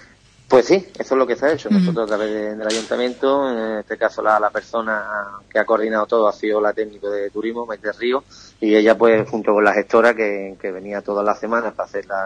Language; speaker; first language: Spanish; native; Spanish